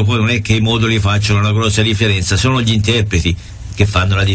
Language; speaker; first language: Italian; native; Italian